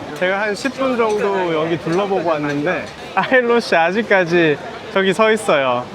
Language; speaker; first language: Korean; native; Korean